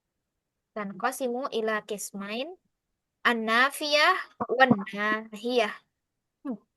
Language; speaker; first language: Arabic; non-native, fluent; Indonesian